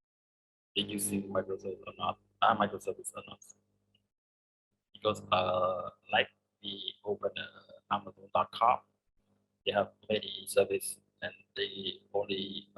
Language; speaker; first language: English; non-native, learner; Khmer